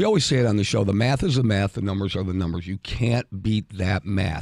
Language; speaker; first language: English; native; English